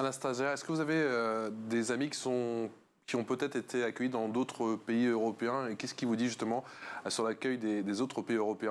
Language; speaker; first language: French; native; French